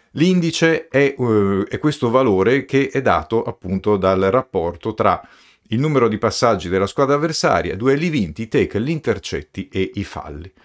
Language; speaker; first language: Italian; native; Italian